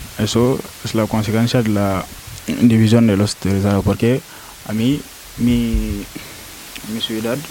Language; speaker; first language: Spanish; non-native, learner; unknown